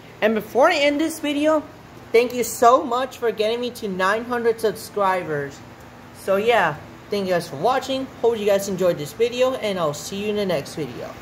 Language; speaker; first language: English; native; English